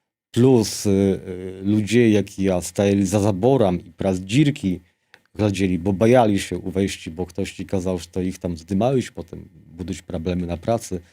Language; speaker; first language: Polish; non-native, local second language; Belarusian